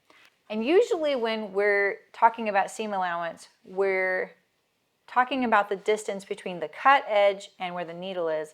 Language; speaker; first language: English; native; English